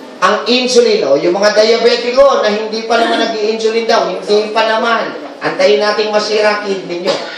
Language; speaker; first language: Filipino; native; Filipino